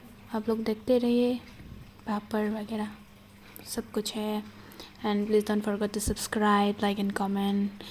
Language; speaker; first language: Hindi; non-native, local second language; Kok Borok